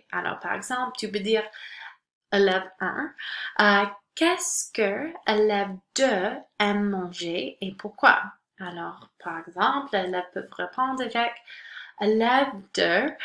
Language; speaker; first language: French; non-native, local second language; English